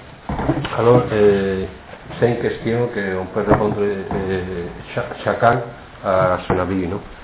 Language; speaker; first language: French; non-native, fluent; Spanish